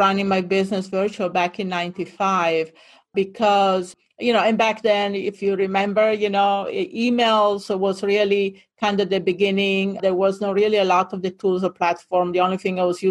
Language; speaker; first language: English; non-native, fluent; Italian